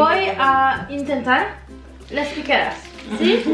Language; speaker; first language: Spanish; non-native, learner; French